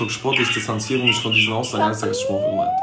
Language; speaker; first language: German; native; German